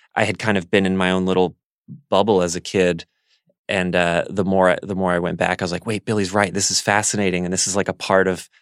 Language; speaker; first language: English; native; English